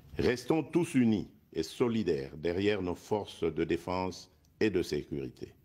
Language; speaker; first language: French; non-native, local second language; Luba-Lulua